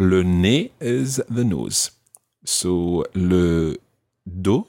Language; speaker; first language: French; non-native, fluent; English